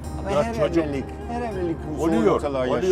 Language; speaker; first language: Turkish; non-native, fluent; Dutch